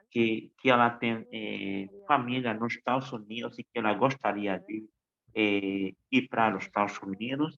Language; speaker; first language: Portuguese; non-native, fluent; Spanish